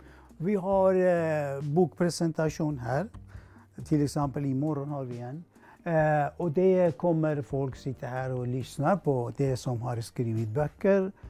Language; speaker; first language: Swedish; non-native, fluent; Persian